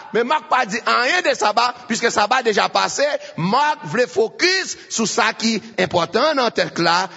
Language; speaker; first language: French; non-native, local second language; Haitian Creole